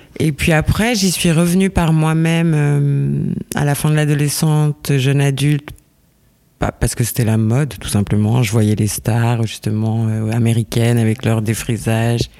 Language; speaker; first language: French; native; French